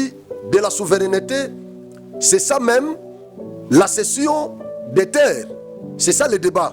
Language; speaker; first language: French; non-native, local second language; Lingala